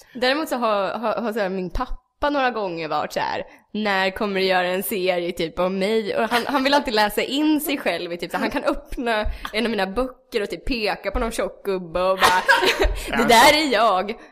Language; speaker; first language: Swedish; native; Swedish